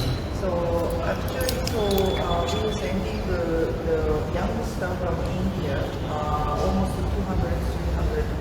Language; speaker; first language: English; non-native, learner; Japanese